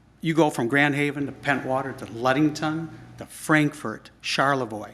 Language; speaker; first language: English; native; English